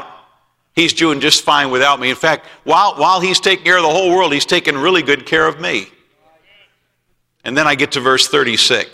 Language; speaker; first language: English; native; English